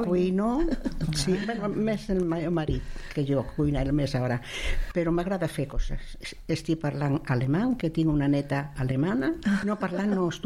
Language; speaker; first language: Catalan; non-native, local second language; Spanish